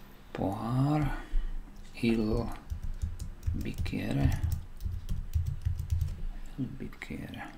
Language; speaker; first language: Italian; non-native, learner; Slovak